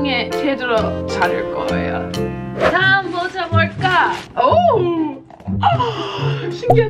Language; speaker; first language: Korean; non-native, learner; English